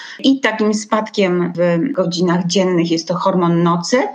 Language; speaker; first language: Polish; native; Polish